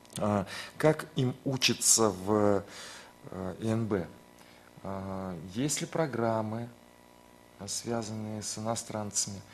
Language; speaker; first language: Russian; native; Russian